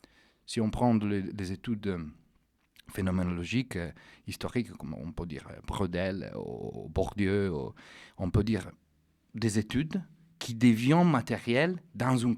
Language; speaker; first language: French; non-native, fluent; Italian